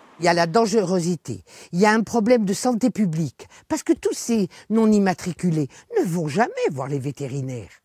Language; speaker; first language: French; native; French